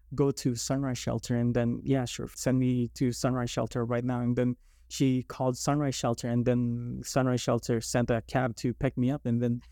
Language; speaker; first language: English; non-native, local second language; Filipino